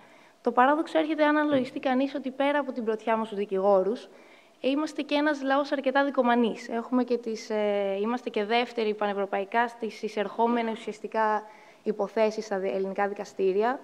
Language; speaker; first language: Greek; native; Greek